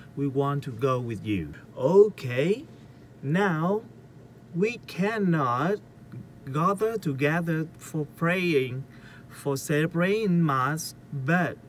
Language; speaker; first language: English; non-native, learner; Vietnamese